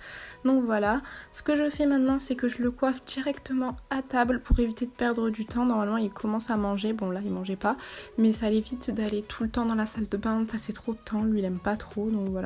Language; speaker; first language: French; native; French